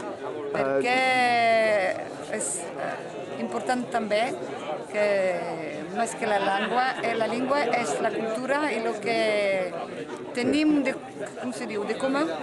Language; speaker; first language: Catalan; non-native, learner; French